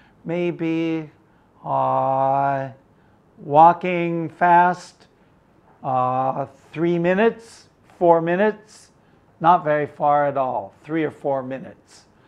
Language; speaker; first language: English; native; English